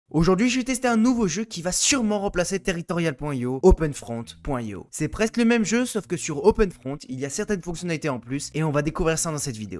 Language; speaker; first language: French; native; French